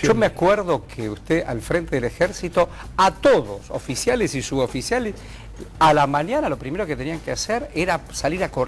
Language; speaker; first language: Spanish; native; Spanish